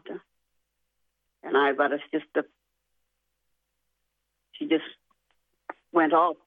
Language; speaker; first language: English; native; English